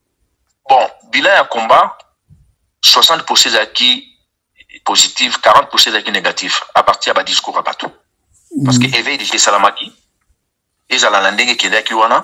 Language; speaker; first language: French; non-native, local second language; Lingala